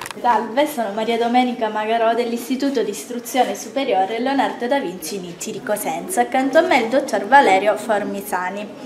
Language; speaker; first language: Italian; native; Italian